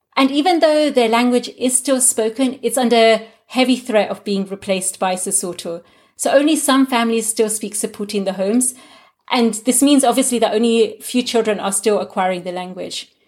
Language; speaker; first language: English; non-native, local second language; Gujarati